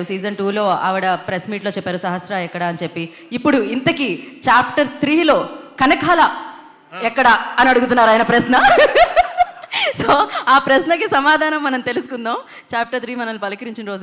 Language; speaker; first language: Telugu; native; Telugu